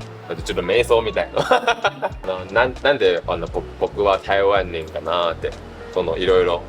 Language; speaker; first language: Japanese; non-native, learner; Chinese